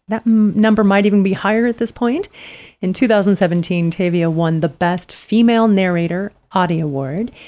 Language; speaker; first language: English; native; English